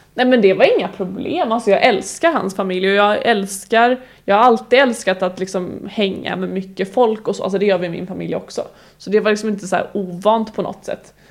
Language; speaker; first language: Swedish; native; Swedish